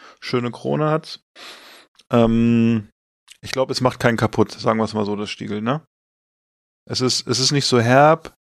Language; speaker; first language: German; native; German